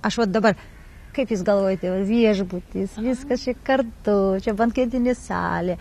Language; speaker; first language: Lithuanian; non-native, learner; Kazakh